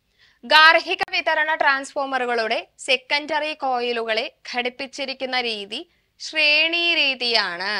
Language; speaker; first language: Malayalam; native; Malayalam